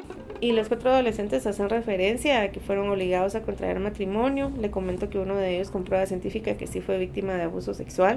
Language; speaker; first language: Spanish; native; Spanish